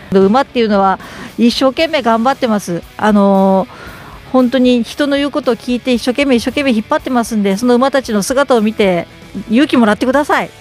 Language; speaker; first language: Japanese; native; Japanese